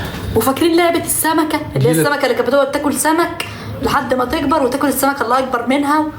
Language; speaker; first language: Arabic; native; Arabic